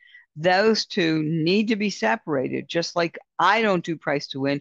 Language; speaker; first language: English; native; English